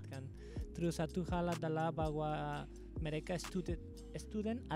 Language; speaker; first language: Indonesian; non-native, fluent; Spanish